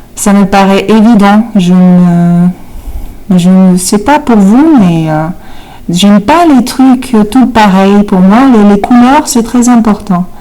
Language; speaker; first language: French; non-native, fluent; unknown